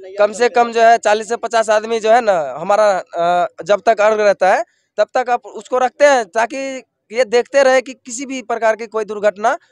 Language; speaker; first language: Hindi; native; Hindi